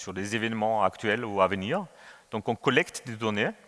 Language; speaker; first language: French; non-native, fluent; German